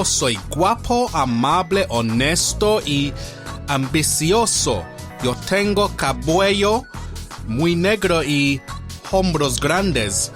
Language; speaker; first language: Spanish; non-native, learner; English